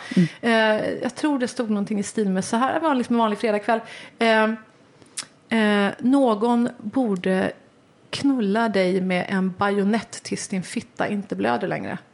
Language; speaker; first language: Swedish; native; Swedish